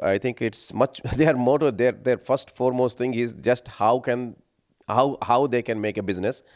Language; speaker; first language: English; non-native, local second language; Telugu